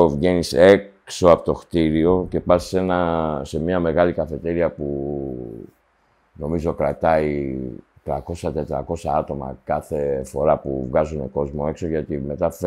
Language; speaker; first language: Greek; early bilingual, heritage; Greek